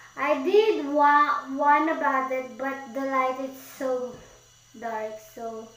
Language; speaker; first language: English; non-native, local second language; Filipino